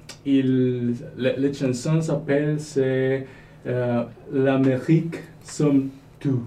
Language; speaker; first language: French; non-native, learner; Spanish